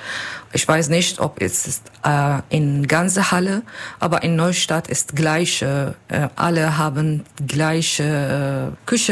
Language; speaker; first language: German; non-native, learner; Turkish